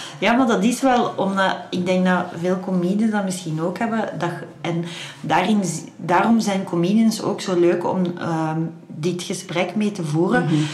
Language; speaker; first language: Dutch; native; Dutch